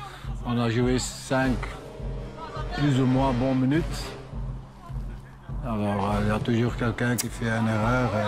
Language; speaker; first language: French; non-native, local second language; Dutch